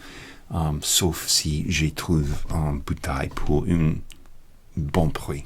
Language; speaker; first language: French; non-native, learner; English